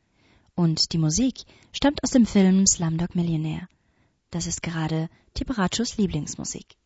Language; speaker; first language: German; native; German